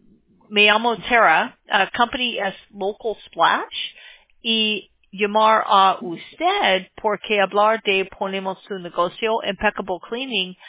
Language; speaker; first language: Spanish; non-native, learner; English